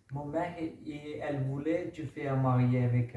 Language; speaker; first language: French; non-native, learner; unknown